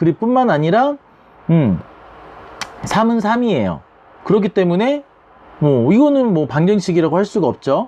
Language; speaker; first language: Korean; native; Korean